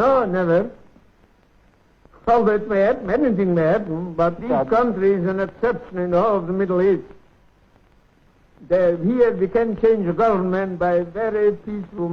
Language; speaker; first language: English; non-native, fluent; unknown